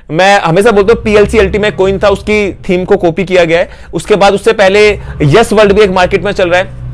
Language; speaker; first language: Hindi; native; Hindi